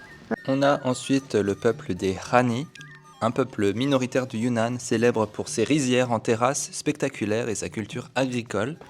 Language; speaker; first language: French; native; French